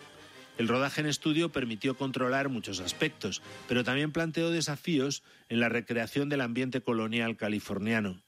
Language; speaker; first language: Spanish; native; Spanish